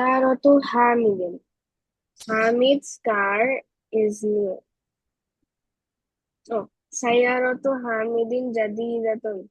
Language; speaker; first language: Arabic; non-native, learner; Bangla